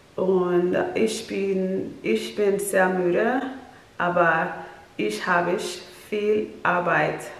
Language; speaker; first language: German; non-native, learner; English